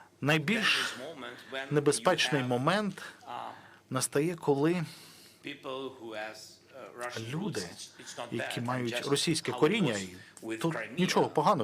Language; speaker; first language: Ukrainian; non-native, local second language; Russian